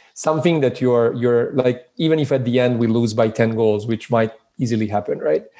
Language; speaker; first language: English; early bilingual, other home language; Serbian